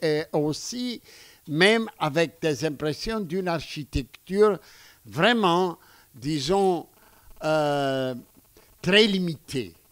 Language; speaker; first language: French; non-native, fluent; Greek